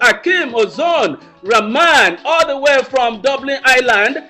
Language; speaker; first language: English; non-native, local second language; Yoruba